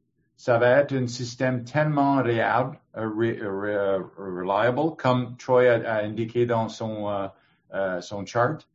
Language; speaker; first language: French; non-native, learner; English